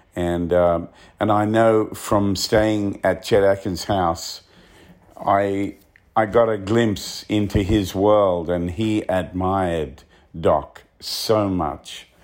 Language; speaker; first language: English; native; English